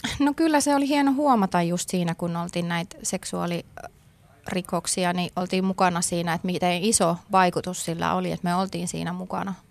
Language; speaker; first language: Finnish; native; Finnish